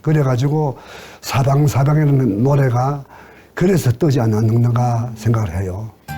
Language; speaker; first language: Korean; native; Korean